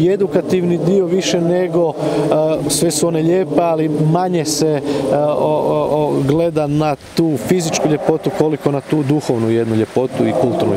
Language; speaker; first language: Croatian; native; Croatian